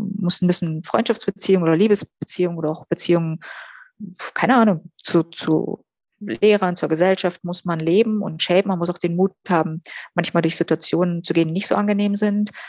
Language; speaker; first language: German; native; German